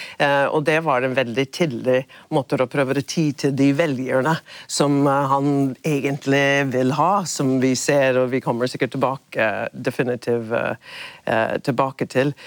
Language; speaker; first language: Norwegian; non-native, fluent; English